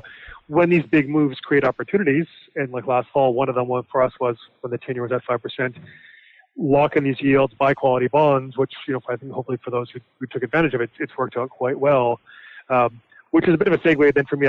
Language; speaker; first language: English; native; English